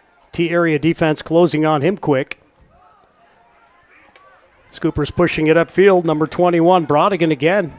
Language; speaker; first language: English; native; English